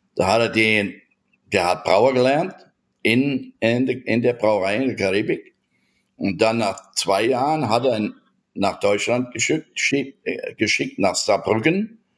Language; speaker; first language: German; native; German